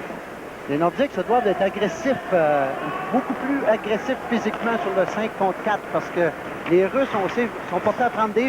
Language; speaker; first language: French; native; French